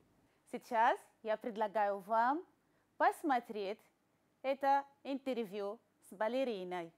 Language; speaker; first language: Russian; non-native, fluent; Arabic